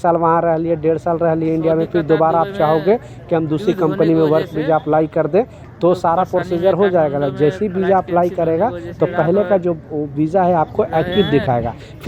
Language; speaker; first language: Hindi; native; Hindi